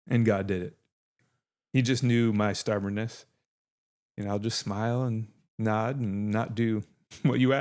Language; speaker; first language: English; native; English